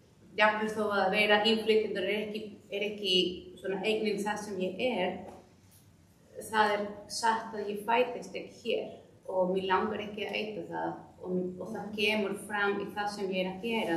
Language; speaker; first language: Icelandic; non-native, fluent; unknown